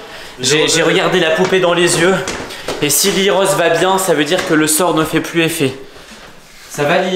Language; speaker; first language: French; native; French